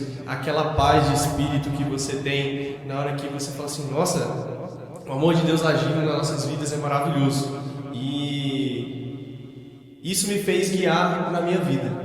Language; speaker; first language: Portuguese; native; Portuguese